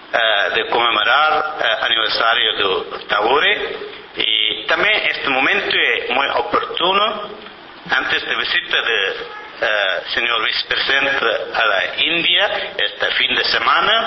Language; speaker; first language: Spanish; non-native, learner; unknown